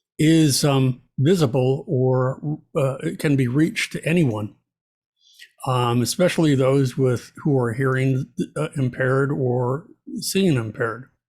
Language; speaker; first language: English; native; English